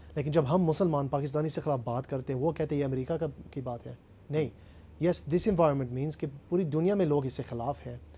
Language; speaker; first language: Urdu; early bilingual, heritage; Urdu